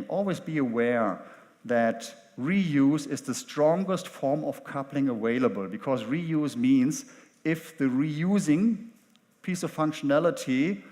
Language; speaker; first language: English; non-native, fluent; German